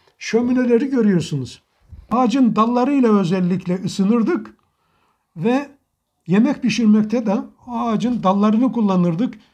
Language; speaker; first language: Turkish; native; Turkish